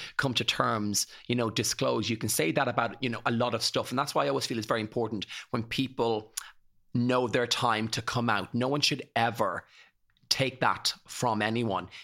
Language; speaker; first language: English; native; English